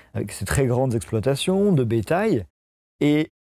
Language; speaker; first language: French; native; French